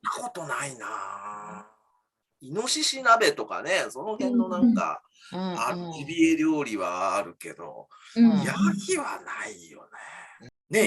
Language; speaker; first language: Japanese; native; Japanese